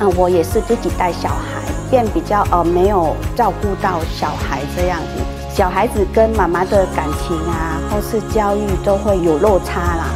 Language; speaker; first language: Chinese; non-native, fluent; Thai